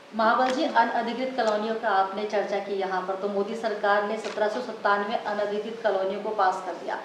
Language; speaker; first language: Hindi; native; Hindi